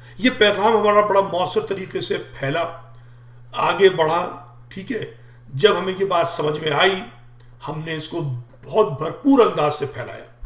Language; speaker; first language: Urdu; native; Urdu